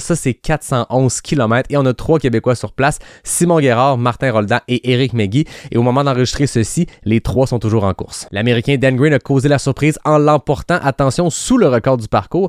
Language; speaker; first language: French; native; French